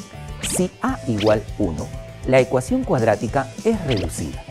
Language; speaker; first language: Spanish; native; Spanish